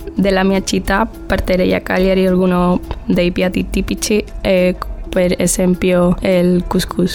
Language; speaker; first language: Italian; non-native, learner; Spanish